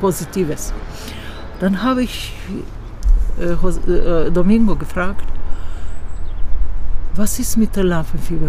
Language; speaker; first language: German; non-native, fluent; Croatian